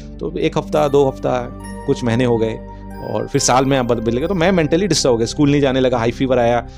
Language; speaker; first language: Hindi; native; Hindi